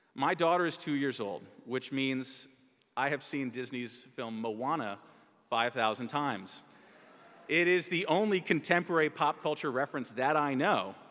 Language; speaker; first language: English; native; English